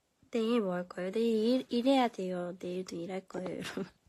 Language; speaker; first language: Korean; early bilingual, heritage; Korean